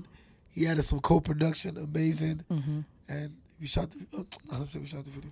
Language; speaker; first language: English; non-native, local second language; Yoruba